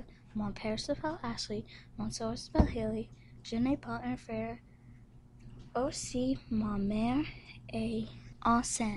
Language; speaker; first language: French; non-native, learner; English